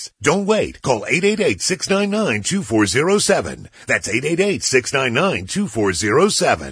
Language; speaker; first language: English; native; English